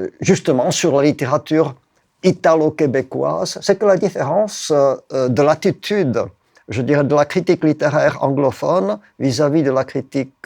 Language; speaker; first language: French; non-native, fluent; Czech